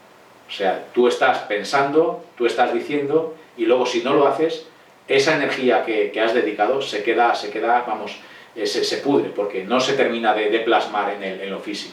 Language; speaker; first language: Spanish; native; Spanish